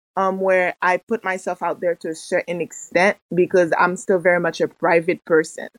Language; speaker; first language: English; early bilingual, other home language; Haitian Creole